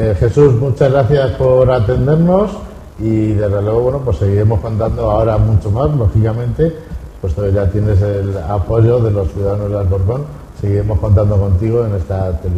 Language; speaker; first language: Spanish; native; Spanish